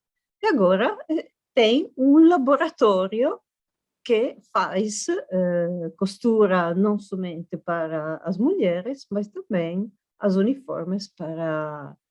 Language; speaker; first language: Portuguese; non-native, fluent; Italian